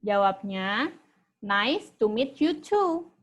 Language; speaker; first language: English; non-native, fluent; Indonesian